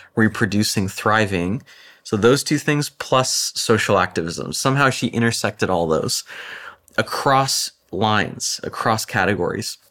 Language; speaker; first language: English; native; English